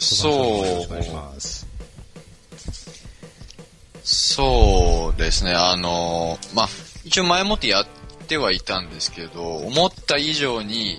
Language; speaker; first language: Japanese; native; Japanese